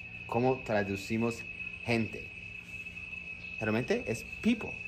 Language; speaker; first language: Spanish; non-native, fluent; English